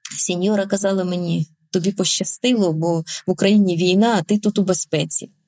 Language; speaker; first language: Ukrainian; non-native, local second language; Russian